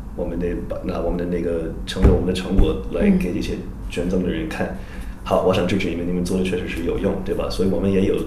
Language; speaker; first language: Chinese; non-native, fluent; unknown